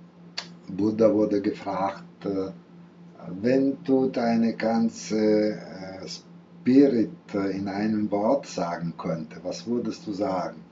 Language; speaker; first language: German; non-native, fluent; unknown